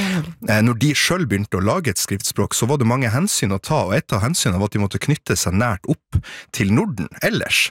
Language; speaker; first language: Norwegian; native; Norwegian